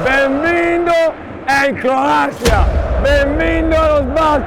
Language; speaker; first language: Portuguese; non-native, learner; Italian